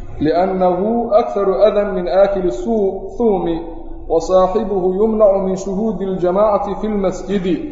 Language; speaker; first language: Arabic; non-native, local second language; Somali